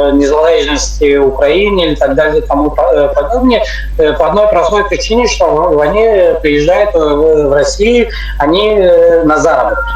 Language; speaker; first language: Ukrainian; non-native, learner; Tajik